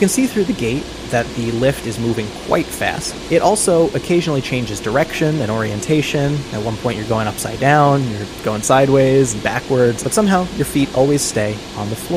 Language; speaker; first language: English; native; English